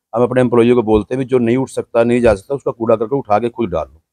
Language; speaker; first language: Hindi; native; Hindi